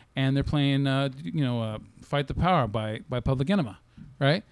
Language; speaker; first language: English; native; English